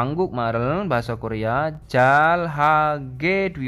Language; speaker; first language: Korean; non-native, learner; Indonesian